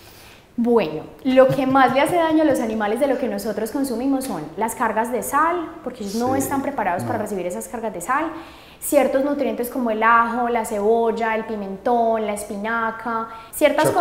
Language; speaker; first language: Spanish; native; Spanish